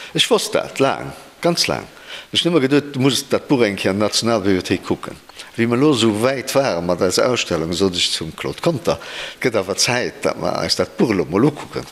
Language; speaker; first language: Luxembourgish; native; Luxembourgish